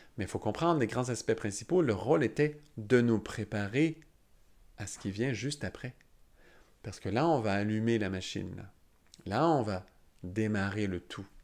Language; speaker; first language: French; native; French